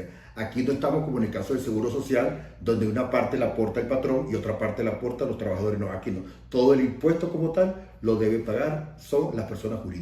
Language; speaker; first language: Spanish; native; Spanish